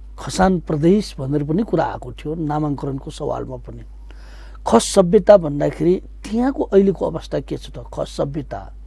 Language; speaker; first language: Nepali; non-native, local second language; Newari